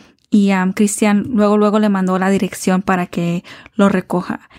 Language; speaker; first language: Spanish; early bilingual, heritage; Spanish